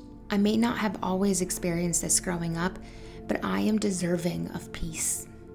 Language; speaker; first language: English; early bilingual, other home language; Spanish